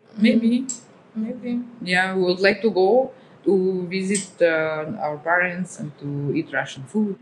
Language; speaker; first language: English; non-native, fluent; Russian